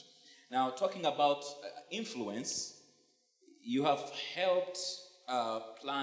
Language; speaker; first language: English; non-native, local second language; Ganda